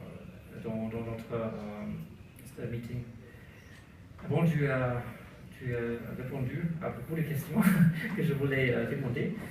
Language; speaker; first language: French; non-native, learner; German